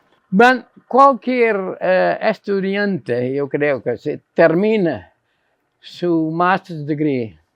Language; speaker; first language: Spanish; non-native, fluent; Dutch